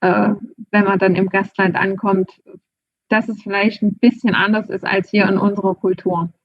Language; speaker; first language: German; native; German